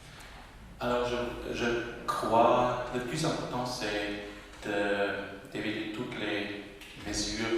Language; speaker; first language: French; non-native, local second language; German